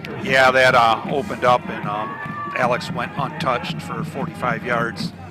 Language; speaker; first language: English; native; English